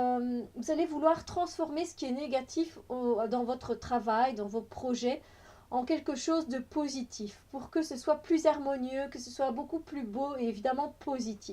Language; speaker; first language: French; native; French